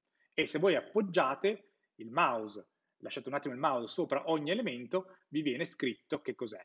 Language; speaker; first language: Italian; native; Italian